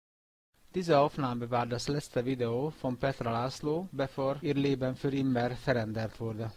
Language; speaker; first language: German; non-native, fluent; Hungarian